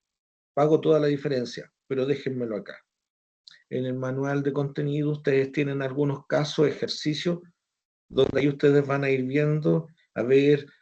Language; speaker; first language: Spanish; native; Spanish